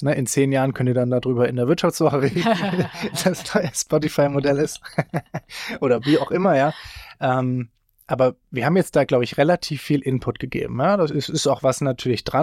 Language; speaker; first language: German; native; German